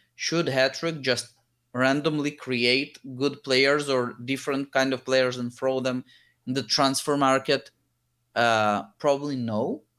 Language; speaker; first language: English; early bilingual, other home language; Hebrew